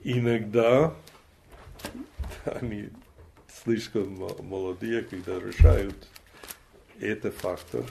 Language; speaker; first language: Russian; non-native, fluent; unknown